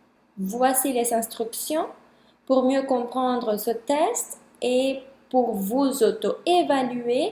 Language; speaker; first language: French; non-native, fluent; Spanish